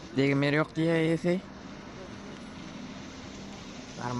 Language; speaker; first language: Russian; non-native, local second language; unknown